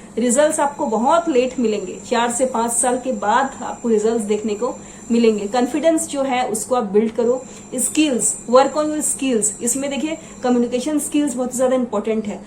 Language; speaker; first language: Hindi; non-native, local second language; Assamese